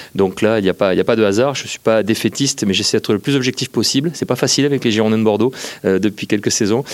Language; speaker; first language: French; native; French